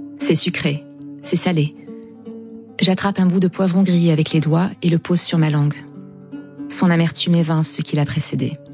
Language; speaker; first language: French; non-native, local second language; Arabic